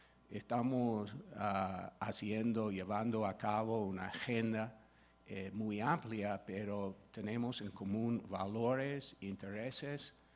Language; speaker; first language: Spanish; non-native, fluent; English